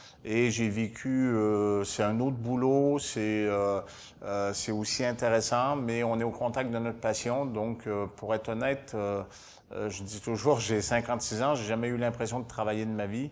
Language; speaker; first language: French; native; French